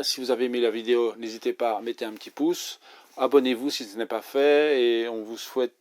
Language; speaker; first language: French; native; French